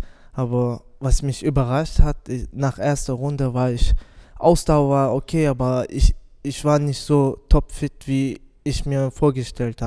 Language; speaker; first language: German; non-native, learner; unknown